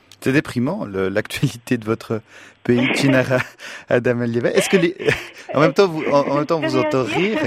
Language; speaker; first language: French; native; French